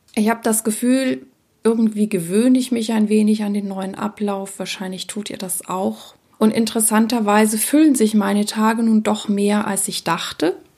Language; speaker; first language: German; early bilingual, other home language; Czech